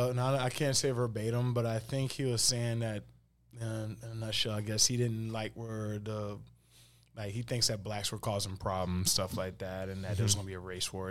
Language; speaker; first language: English; native; English